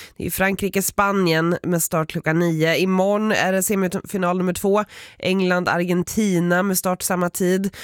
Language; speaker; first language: Swedish; native; Swedish